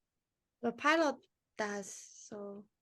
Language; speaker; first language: English; non-native, learner; Japanese